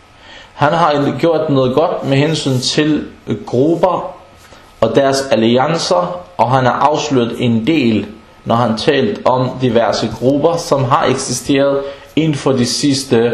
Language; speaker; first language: Danish; non-native, local second language; Arabic